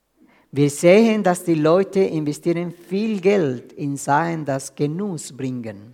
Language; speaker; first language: German; non-native, fluent; Spanish